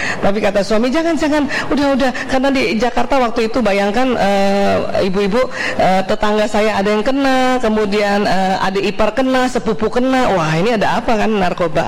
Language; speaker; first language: Indonesian; native; Indonesian